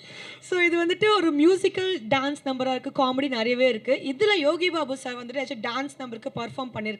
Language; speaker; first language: Tamil; native; Tamil